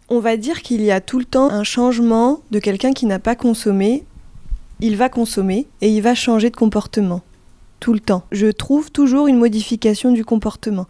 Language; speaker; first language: French; native; French